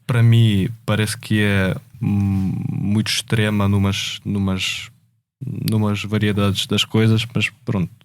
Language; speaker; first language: Portuguese; early bilingual, other home language; Ukrainian